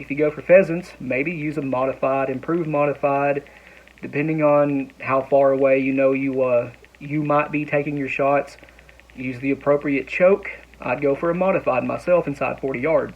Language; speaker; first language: English; native; English